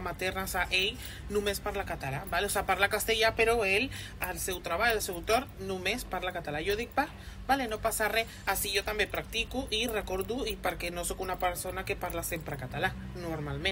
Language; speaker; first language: Catalan; early bilingual, other home language; Spanish